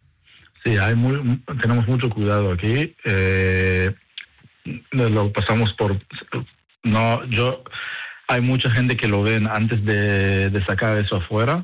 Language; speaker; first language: Spanish; non-native, learner; Hebrew